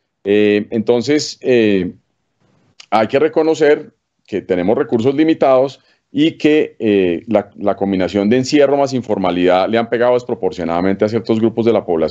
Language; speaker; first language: Spanish; native; Spanish